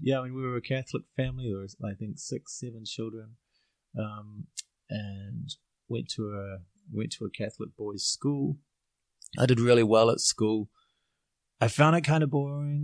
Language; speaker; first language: English; native; English